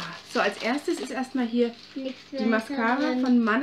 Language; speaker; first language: German; native; German